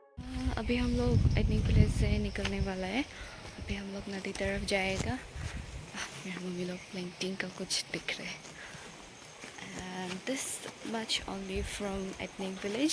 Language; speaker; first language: Hindi; non-native, local second language; Assamese